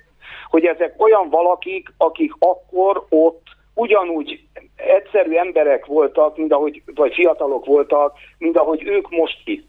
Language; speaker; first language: Hungarian; native; Hungarian